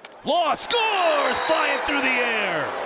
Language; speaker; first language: English; native; English